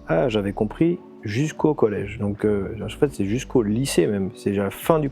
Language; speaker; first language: French; native; French